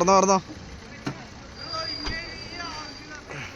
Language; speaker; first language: Malayalam; native; Malayalam